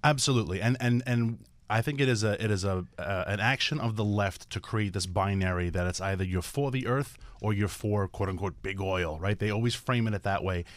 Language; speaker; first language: English; native; English